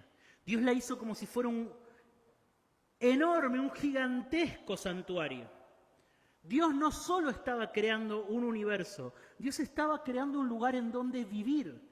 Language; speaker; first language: Spanish; native; Spanish